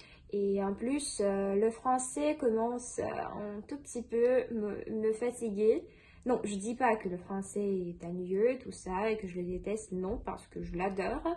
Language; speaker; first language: French; non-native, fluent; Russian